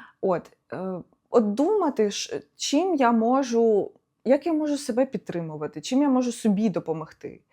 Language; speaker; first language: Ukrainian; non-native, local second language; Russian